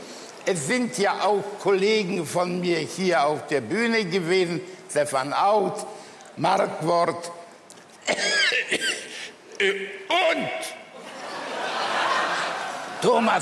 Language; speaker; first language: German; early bilingual, other home language; Polish